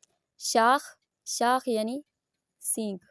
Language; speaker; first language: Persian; non-native, fluent; Urdu